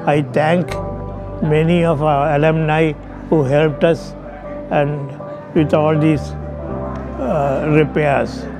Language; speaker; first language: English; non-native, local second language; Tamil